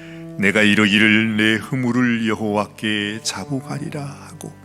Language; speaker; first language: Korean; native; Korean